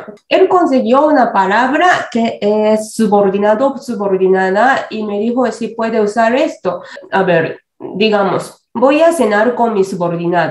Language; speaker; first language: Spanish; non-native, fluent; Japanese